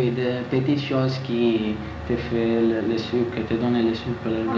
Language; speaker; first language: French; non-native, learner; Italian